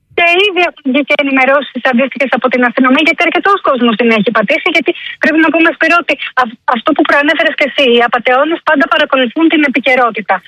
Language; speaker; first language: Greek; native; Greek